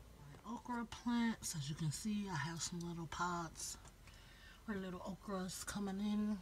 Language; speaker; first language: English; native; English